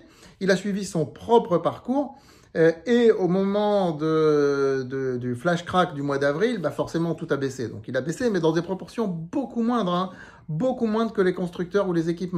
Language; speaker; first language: French; native; French